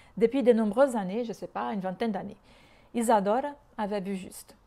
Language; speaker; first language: French; non-native, fluent; Portuguese